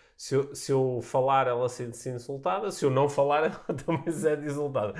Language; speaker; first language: Portuguese; native; Portuguese